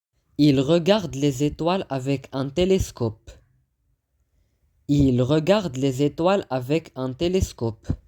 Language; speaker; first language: French; non-native, fluent; Arabic